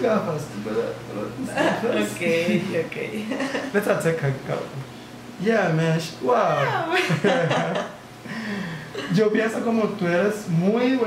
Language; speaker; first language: Spanish; non-native, learner; English